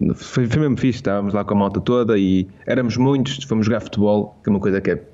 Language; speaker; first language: Portuguese; native; Portuguese